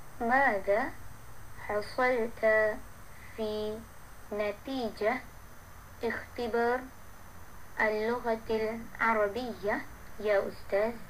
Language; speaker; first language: Arabic; non-native, learner; Malay